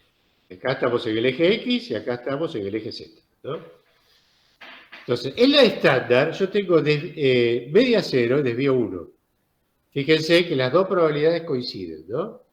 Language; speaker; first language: Spanish; native; Spanish